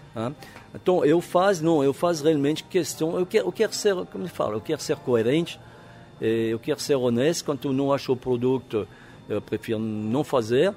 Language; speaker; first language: Portuguese; non-native, fluent; French